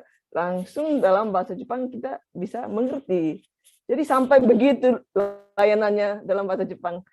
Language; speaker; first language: Indonesian; non-native, fluent; Japanese